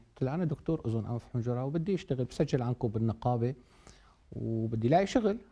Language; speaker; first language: Arabic; native; Arabic